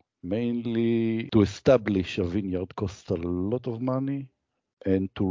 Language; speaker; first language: English; non-native, fluent; Hebrew